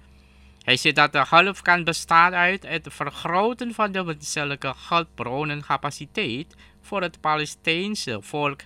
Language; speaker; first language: Dutch; non-native, fluent; Indonesian